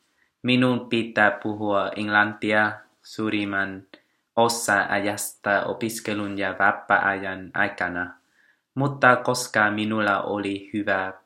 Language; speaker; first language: Finnish; non-native, learner; Vietnamese